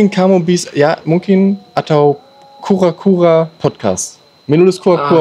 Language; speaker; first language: Indonesian; non-native, learner; German